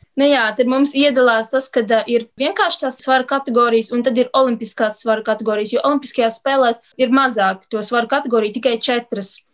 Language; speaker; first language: Latvian; native; Latvian